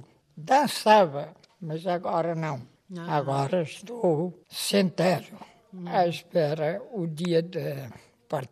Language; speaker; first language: Portuguese; non-native, local second language; Kabuverdianu